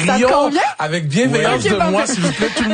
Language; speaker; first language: French; native; French